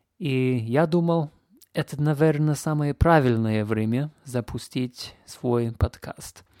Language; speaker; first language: Russian; non-native, fluent; English